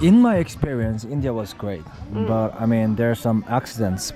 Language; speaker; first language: English; non-native, learner; Korean